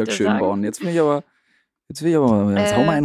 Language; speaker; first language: German; native; German